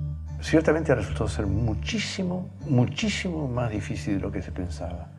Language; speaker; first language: Spanish; native; Spanish